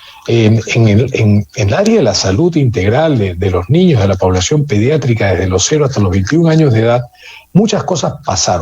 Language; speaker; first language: Spanish; native; Spanish